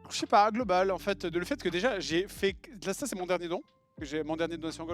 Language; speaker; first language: French; native; French